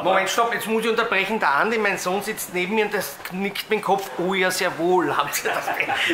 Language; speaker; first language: German; native; German